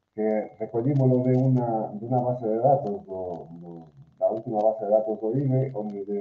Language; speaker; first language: Galician; non-native, local second language; Spanish